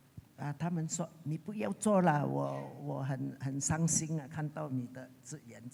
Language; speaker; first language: Chinese; early bilingual, heritage; Chinese